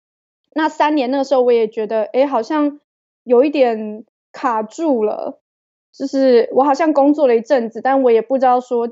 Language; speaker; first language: Chinese; native; Chinese